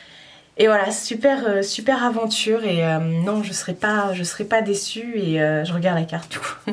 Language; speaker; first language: French; native; French